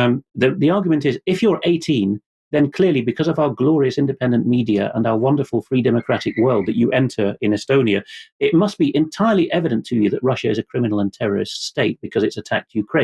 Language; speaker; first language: English; non-native, fluent; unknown